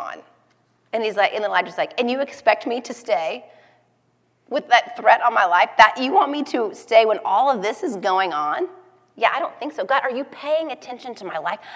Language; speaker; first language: English; native; English